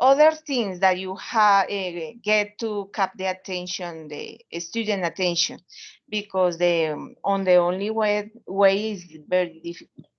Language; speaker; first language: English; non-native, learner; Spanish